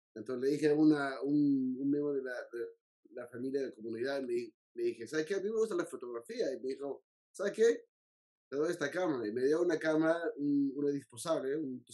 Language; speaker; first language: Spanish; early bilingual, heritage; Spanish